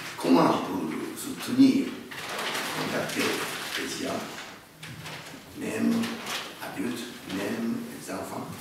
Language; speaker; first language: French; non-native, learner; Japanese